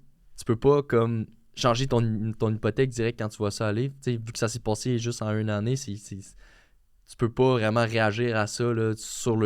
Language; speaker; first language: French; native; French